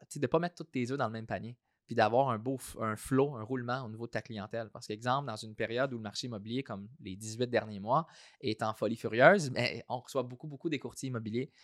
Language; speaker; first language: French; native; French